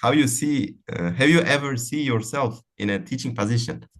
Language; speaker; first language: English; non-native, fluent; Uzbek